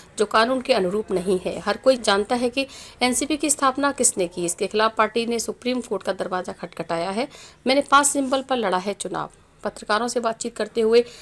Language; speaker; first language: Hindi; native; Hindi